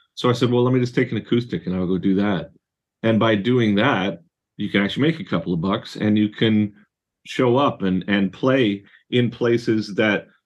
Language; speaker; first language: English; native; English